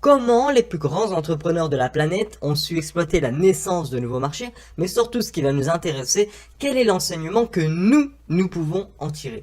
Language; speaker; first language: French; native; French